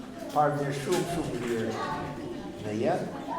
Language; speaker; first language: Albanian; non-native, fluent; English